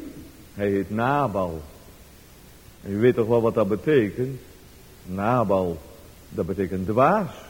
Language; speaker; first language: Dutch; native; Dutch